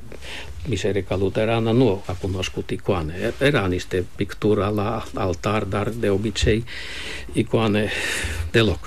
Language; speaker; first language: Romanian; non-native, fluent; Finnish